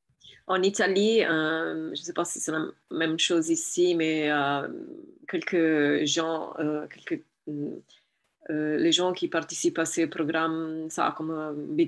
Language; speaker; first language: French; non-native, fluent; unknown